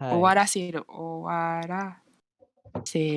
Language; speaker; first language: Japanese; non-native, fluent; Malay